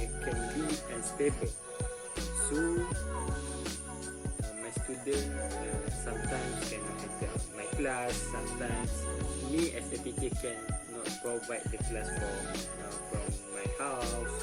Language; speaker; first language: English; non-native, local second language; Malay